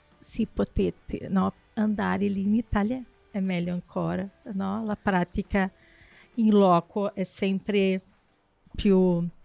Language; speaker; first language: Italian; non-native, fluent; Portuguese